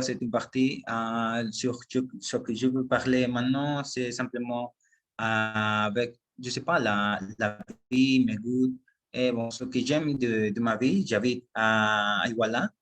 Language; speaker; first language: French; non-native, learner; Spanish